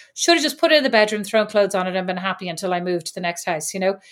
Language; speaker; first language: English; native; English